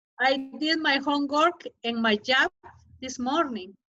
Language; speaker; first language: English; non-native, learner; Spanish